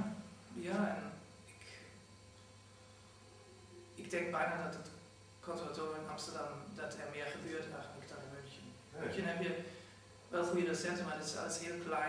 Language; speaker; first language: Dutch; non-native, fluent; German